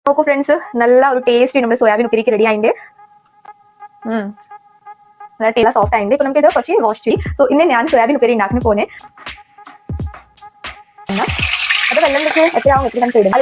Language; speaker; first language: Malayalam; non-native, fluent; Hindi